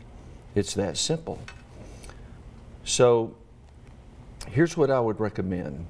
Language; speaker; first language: English; native; English